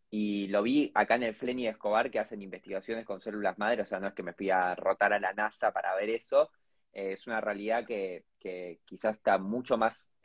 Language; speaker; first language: Spanish; native; Spanish